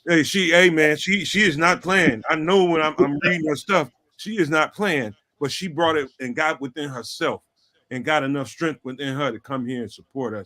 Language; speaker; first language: English; native; English